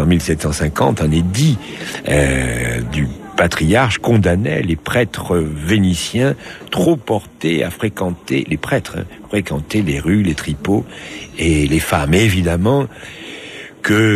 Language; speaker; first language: French; native; French